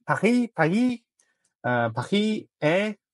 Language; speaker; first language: French; non-native, learner; Chinese